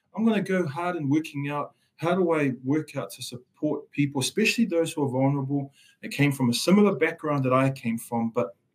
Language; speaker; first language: English; non-native, local second language; Samoan